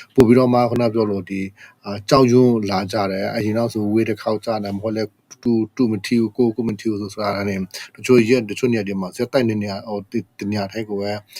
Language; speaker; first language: Burmese; non-native, local second language; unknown